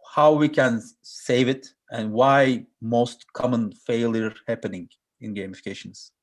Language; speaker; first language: English; non-native, learner; Turkish